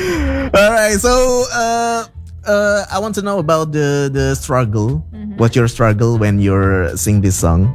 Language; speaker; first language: English; non-native, learner; Indonesian